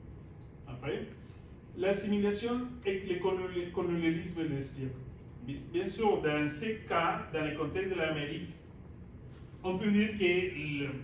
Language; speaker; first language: French; non-native, fluent; Spanish